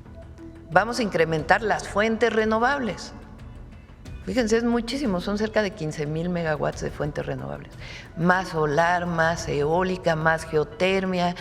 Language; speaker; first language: Spanish; native; Spanish